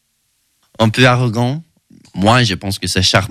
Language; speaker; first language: French; non-native, learner; Swedish